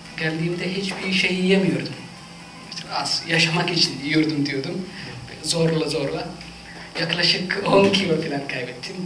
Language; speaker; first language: Turkish; non-native, fluent; Somali